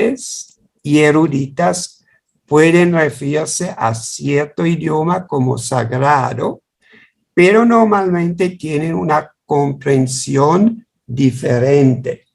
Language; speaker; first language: Spanish; non-native, fluent; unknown